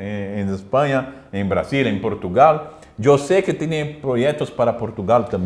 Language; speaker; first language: Spanish; non-native, learner; Portuguese